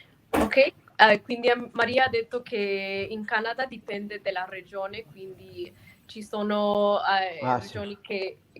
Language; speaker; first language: Italian; non-native, fluent; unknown